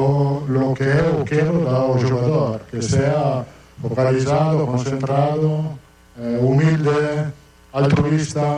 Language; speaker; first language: Spanish; non-native, fluent; Italian